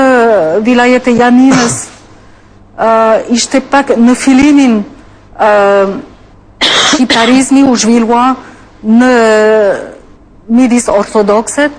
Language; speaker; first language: Albanian; non-native, fluent; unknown